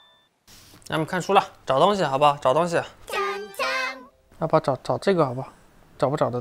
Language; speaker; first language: Chinese; native; Chinese